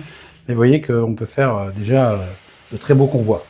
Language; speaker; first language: French; native; French